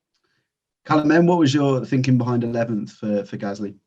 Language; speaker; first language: English; native; English